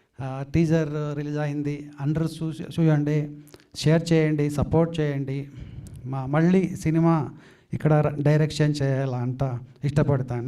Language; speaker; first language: Telugu; non-native, learner; Kannada